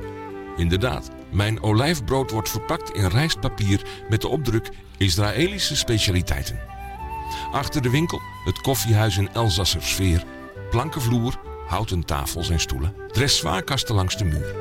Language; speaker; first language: Dutch; native; Dutch